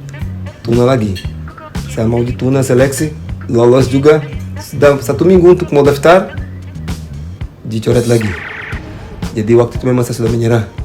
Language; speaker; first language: Indonesian; non-native, fluent; Portuguese